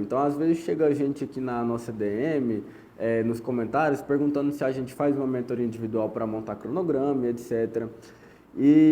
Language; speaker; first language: Portuguese; native; Portuguese